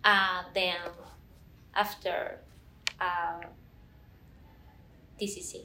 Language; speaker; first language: English; non-native, learner; Spanish